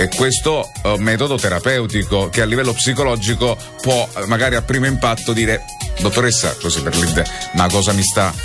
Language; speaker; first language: Italian; native; Italian